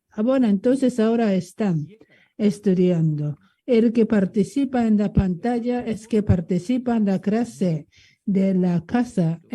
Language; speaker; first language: Spanish; non-native, learner; Japanese